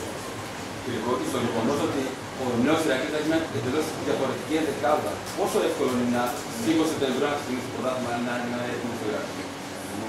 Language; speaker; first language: Greek; native; Greek